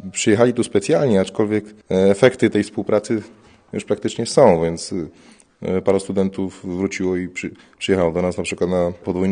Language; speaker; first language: Polish; native; Polish